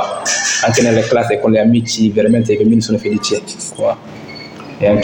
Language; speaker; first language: Italian; non-native, learner; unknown